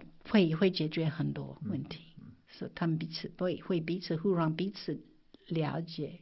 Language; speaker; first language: Chinese; non-native, fluent; English